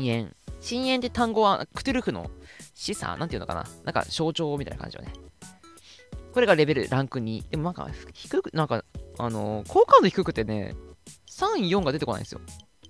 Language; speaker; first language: Japanese; native; Japanese